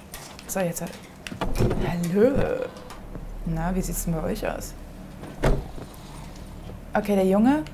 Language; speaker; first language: German; native; German